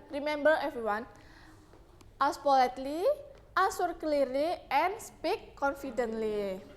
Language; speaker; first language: English; non-native, learner; Indonesian